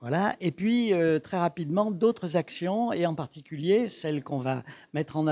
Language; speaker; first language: French; native; French